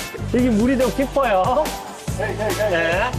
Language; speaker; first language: Korean; native; Korean